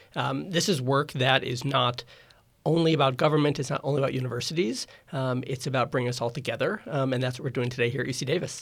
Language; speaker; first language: English; native; English